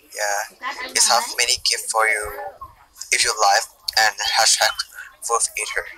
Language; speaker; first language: English; non-native, learner; Thai